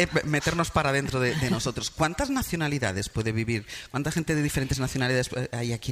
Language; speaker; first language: Spanish; native; Spanish